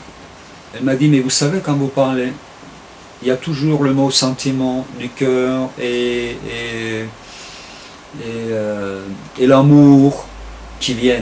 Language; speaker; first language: French; non-native, fluent; Turkish